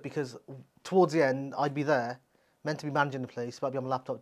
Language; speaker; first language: English; native; English